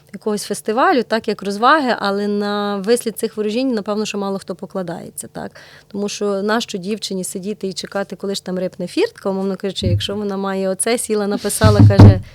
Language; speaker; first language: Ukrainian; native; Ukrainian